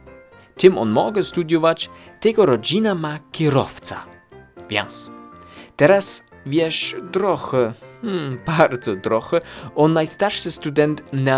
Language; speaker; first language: Polish; non-native, learner; German